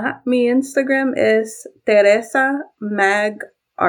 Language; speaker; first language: Spanish; early bilingual, heritage; Spanish